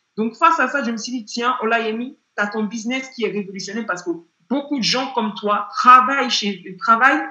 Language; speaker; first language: French; non-native, fluent; Yoruba